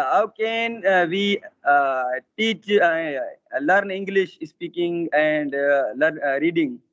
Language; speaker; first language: English; non-native, learner; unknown